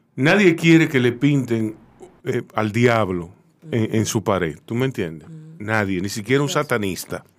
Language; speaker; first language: Spanish; native; Spanish